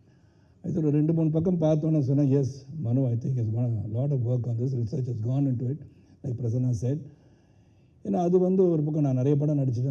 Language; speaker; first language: Tamil; native; Tamil